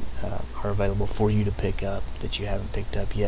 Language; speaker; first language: English; native; English